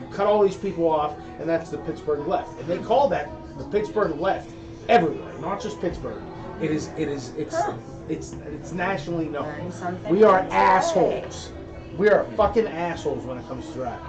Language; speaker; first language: English; native; English